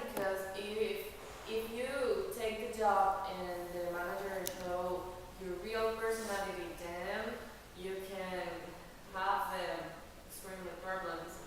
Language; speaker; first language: English; non-native, learner; Spanish